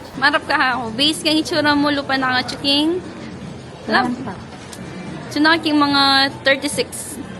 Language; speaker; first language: Filipino; native; Filipino